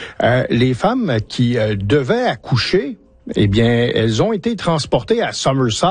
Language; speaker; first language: French; native; French